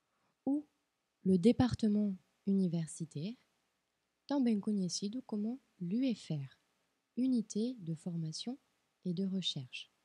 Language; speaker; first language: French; non-native, fluent; Portuguese